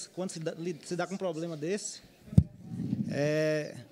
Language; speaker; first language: Portuguese; native; Portuguese